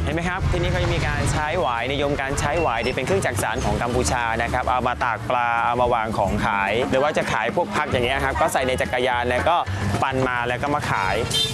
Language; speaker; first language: Thai; non-native, fluent; Khmer